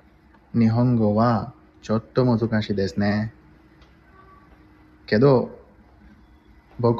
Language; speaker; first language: Japanese; non-native, learner; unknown